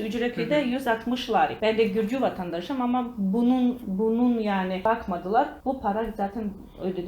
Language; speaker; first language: Turkish; non-native, learner; Georgian